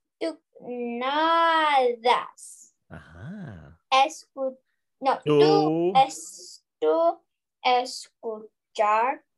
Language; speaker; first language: Spanish; non-native, learner; English